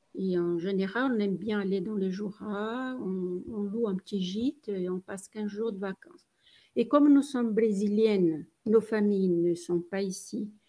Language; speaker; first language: French; non-native, fluent; Portuguese